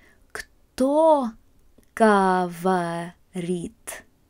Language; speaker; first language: Russian; non-native, fluent; English